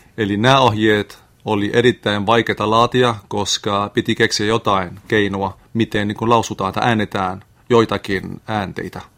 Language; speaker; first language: Finnish; non-native, fluent; Arabic